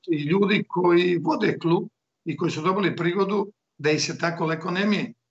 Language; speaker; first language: Croatian; native; Croatian